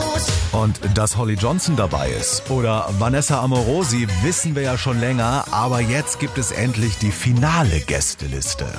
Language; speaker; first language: German; native; German